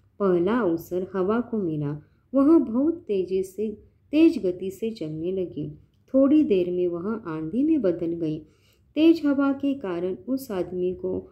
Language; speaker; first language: Hindi; non-native, local second language; Marathi